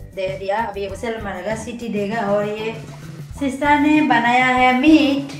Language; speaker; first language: Hindi; non-native, local second language; Assamese